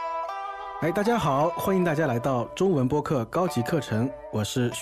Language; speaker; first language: Chinese; native; Chinese